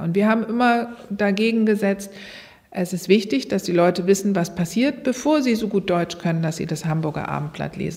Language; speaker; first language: German; native; German